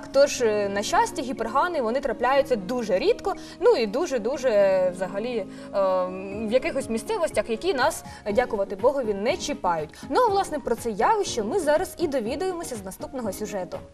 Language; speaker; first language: Ukrainian; native; Ukrainian